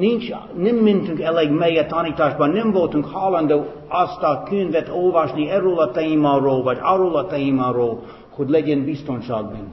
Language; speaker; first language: Hungarian; non-native, fluent; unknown